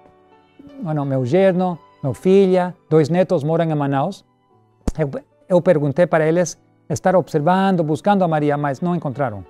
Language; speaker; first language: Portuguese; non-native, learner; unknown